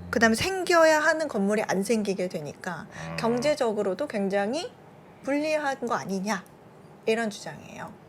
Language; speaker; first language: Korean; native; Korean